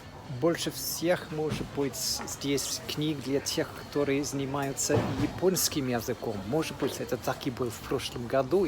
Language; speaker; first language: Russian; non-native, fluent; English